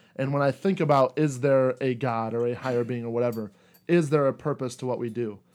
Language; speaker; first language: English; native; English